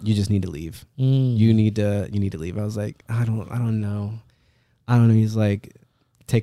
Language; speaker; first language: English; native; English